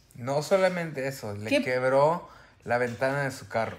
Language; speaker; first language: Spanish; early bilingual, heritage; Spanish